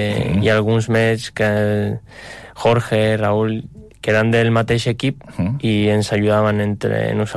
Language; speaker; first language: Catalan; non-native, local second language; Spanish